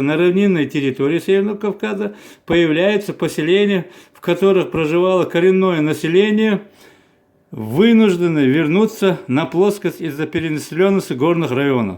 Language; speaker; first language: Russian; non-native, local second language; Chechen